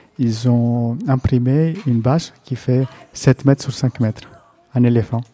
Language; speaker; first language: French; non-native, fluent; Greek